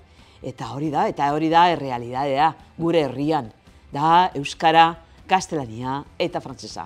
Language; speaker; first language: Basque; non-native, local second language; Spanish